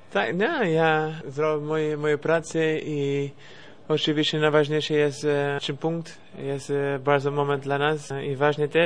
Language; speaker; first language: Polish; non-native, learner; Portuguese